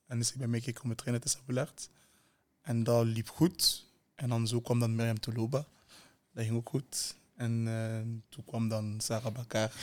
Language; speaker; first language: Dutch; native; Dutch